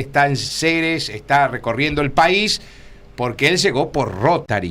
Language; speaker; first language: Spanish; native; Spanish